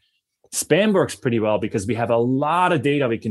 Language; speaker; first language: English; non-native, fluent; German